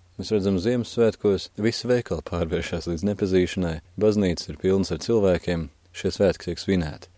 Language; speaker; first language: Latvian; native; Latvian